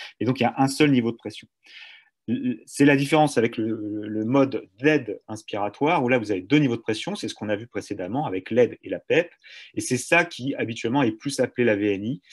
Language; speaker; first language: French; native; French